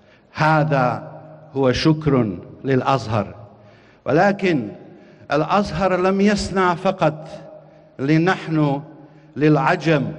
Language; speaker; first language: Arabic; non-native, fluent; Bosnian